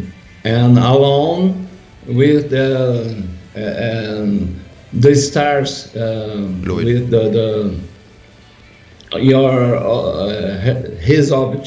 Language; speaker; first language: English; non-native, learner; Portuguese